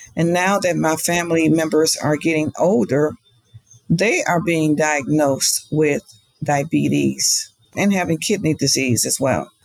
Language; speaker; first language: English; native; English